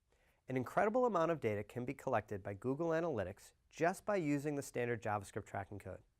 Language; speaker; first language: English; native; English